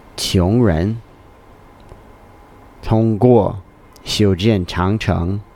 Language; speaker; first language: Chinese; non-native, learner; English